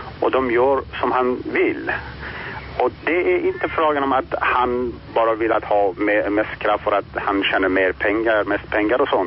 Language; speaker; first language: Swedish; non-native, fluent; Persian